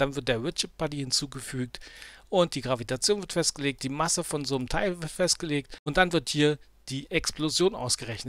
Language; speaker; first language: German; native; German